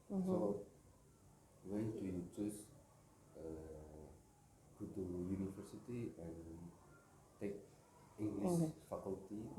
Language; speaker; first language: English; non-native, learner; Indonesian